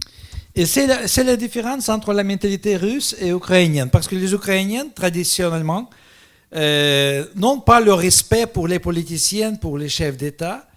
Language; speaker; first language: French; non-native, fluent; Russian